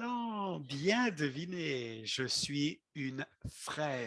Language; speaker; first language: French; non-native, fluent; English